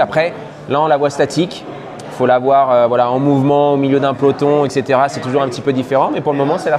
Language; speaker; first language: French; native; French